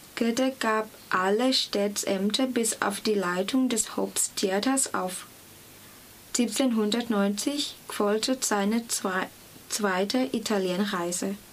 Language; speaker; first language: German; non-native, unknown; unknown